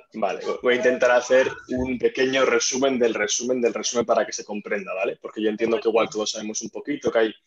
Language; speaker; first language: Spanish; non-native, fluent; Arabic